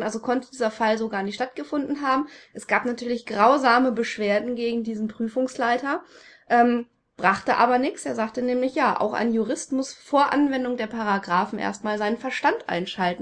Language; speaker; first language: German; native; German